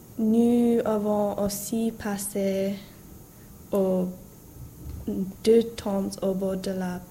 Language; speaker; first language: French; non-native, learner; English